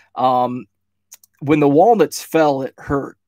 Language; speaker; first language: English; native; English